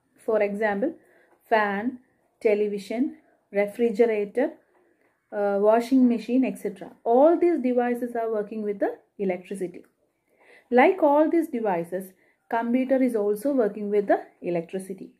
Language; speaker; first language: English; non-native, local second language; Malayalam